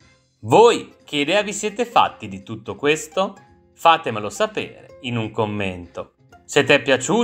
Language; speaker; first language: Italian; native; Italian